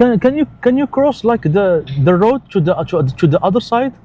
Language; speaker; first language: English; non-native, local second language; Arabic